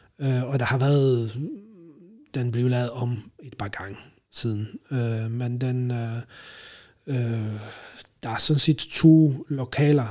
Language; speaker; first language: Danish; non-native, fluent; Polish